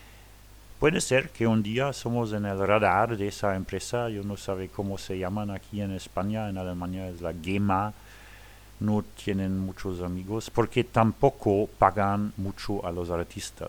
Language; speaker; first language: Spanish; non-native, learner; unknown